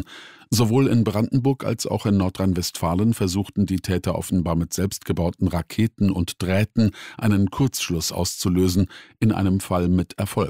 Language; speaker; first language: German; native; German